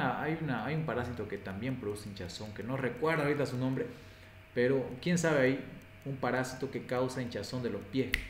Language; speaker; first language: Spanish; native; Spanish